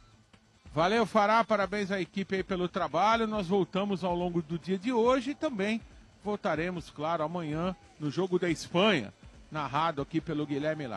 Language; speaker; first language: Portuguese; native; Portuguese